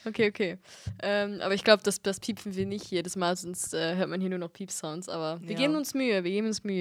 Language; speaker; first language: German; native; German